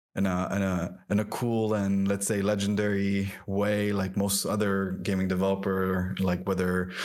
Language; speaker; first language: English; non-native, fluent; French